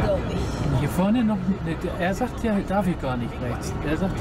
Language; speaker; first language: German; native; German